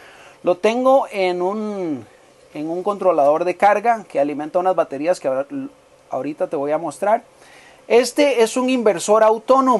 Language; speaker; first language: Spanish; native; Spanish